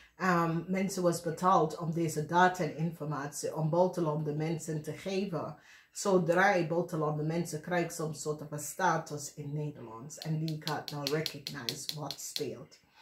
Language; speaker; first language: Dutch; non-native, learner; English